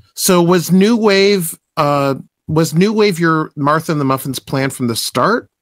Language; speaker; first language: English; native; English